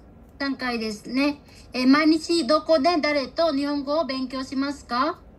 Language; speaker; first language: Japanese; non-native, fluent; Bangla